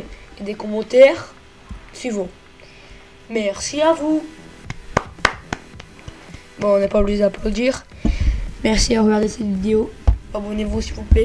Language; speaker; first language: French; early bilingual, other home language; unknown